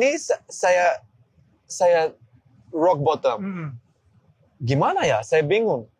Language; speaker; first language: Indonesian; non-native, learner; Dutch